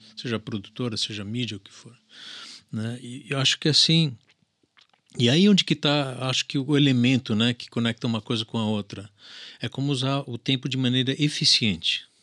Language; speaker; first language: Portuguese; early bilingual, other home language; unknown